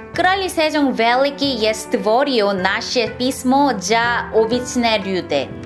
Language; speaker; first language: Serbian; non-native, learner; Korean